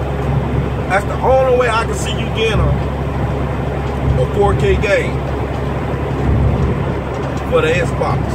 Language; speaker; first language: English; native; English